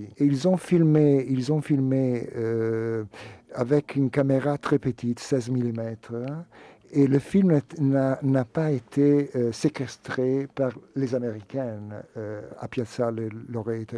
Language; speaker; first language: French; non-native, fluent; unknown